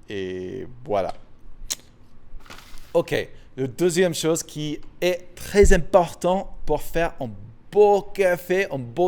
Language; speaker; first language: French; non-native, fluent; English